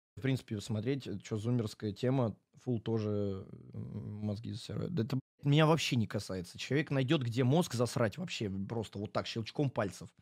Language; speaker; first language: Russian; native; Russian